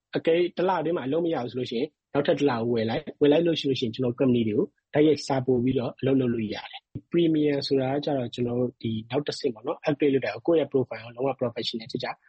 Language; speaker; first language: Burmese; native; Burmese